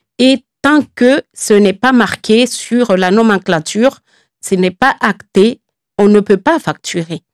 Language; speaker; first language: French; non-native, local second language; Comorian